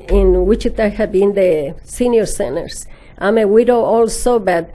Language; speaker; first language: English; non-native, fluent; Spanish